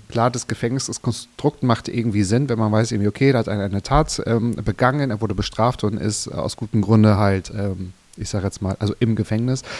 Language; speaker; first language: German; native; German